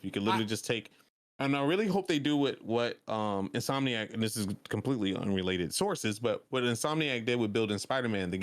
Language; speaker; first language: English; native; English